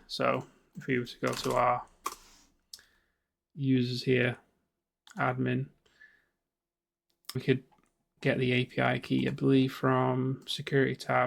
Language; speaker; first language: English; native; English